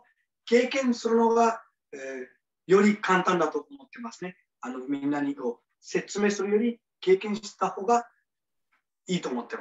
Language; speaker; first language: Japanese; non-native, learner; Hindi